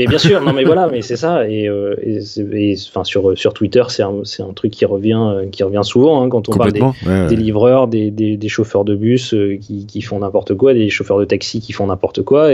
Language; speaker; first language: French; native; French